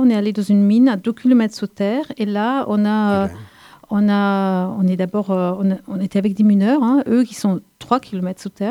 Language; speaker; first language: French; non-native, fluent; German